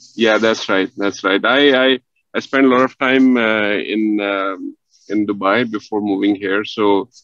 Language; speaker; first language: English; non-native, local second language; Punjabi